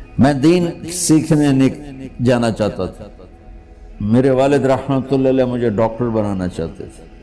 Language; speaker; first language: Urdu; non-native, local second language; Punjabi